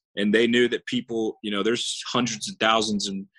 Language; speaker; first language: English; native; English